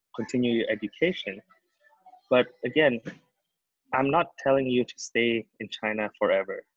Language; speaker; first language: English; non-native, fluent; Indonesian